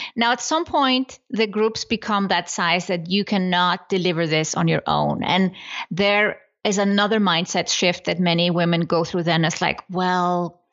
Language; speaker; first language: English; non-native, fluent; Icelandic